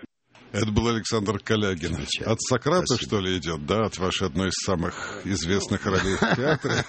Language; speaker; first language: Russian; native; Russian